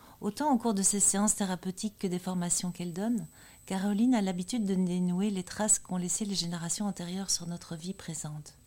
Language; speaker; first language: French; native; French